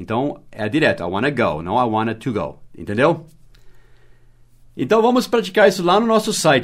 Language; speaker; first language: Portuguese; non-native, fluent; English